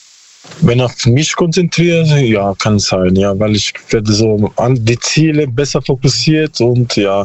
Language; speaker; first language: German; non-native, learner; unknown